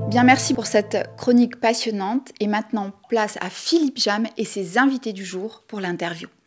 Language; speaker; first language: French; native; French